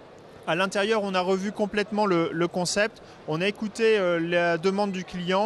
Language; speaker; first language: French; native; French